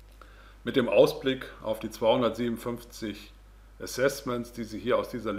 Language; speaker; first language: German; native; German